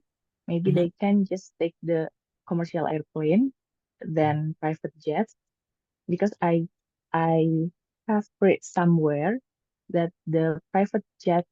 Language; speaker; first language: English; non-native, learner; Indonesian